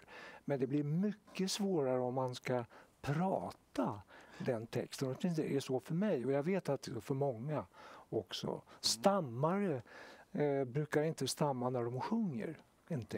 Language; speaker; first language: Swedish; native; Swedish